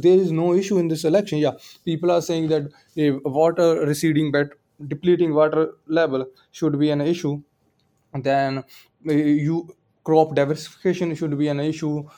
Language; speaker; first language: English; non-native, local second language; Punjabi